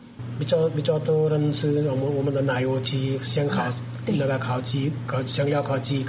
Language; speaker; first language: Chinese; non-native, learner; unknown